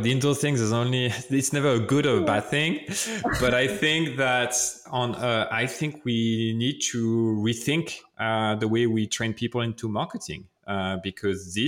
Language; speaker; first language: English; non-native, fluent; French